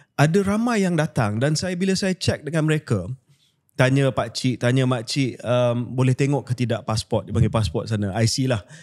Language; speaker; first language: Malay; native; Malay